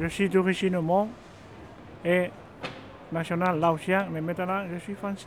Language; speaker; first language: French; non-native, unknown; Hmong